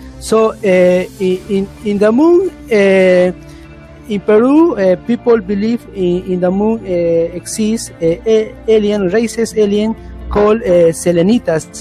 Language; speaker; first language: English; non-native, learner; Spanish